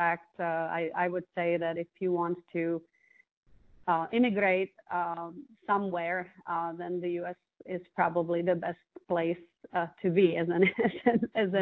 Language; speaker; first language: English; non-native, fluent; Czech